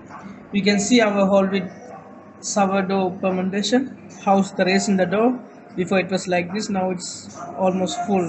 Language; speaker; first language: English; non-native, local second language; Sinhala